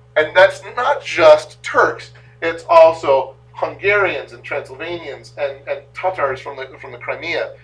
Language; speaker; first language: English; native; English